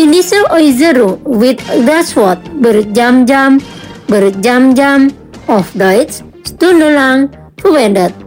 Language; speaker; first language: German; non-native, learner; Indonesian